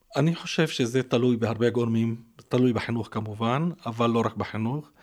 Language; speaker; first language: Hebrew; non-native, local second language; Arabic